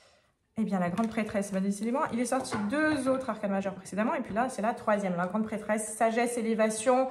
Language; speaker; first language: French; native; French